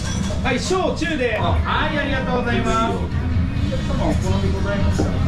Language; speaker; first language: Japanese; native; Japanese